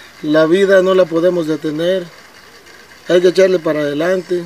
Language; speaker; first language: Spanish; native; Spanish